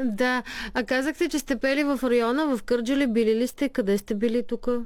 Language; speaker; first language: Bulgarian; native; Bulgarian